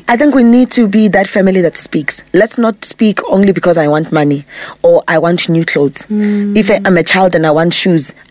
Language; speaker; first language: English; non-native, local second language; Zulu